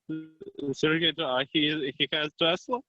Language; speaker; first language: English; non-native, learner; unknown